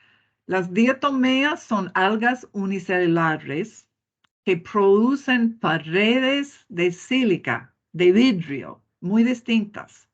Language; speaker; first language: Spanish; non-native, fluent; English